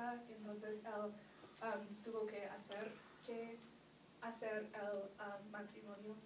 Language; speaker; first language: Spanish; non-native, learner; English